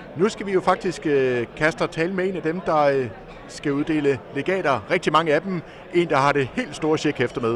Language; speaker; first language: Danish; native; Danish